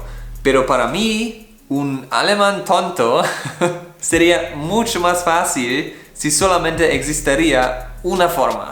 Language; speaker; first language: Spanish; non-native, fluent; German